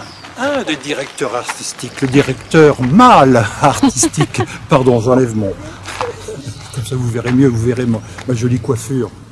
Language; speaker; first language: French; native; French